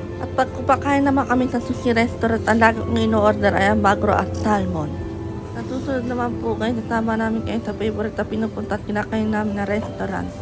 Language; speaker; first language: Filipino; native; Filipino